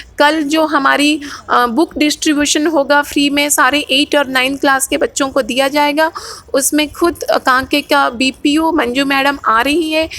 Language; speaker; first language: Hindi; non-native, local second language; Odia